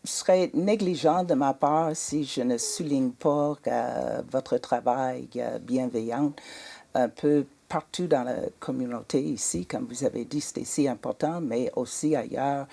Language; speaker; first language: French; native; French